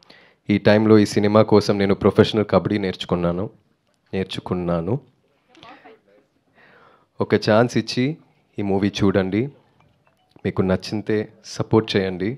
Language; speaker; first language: Telugu; non-native, fluent; Tamil